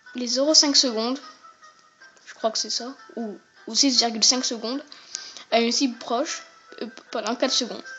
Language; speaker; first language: French; native; French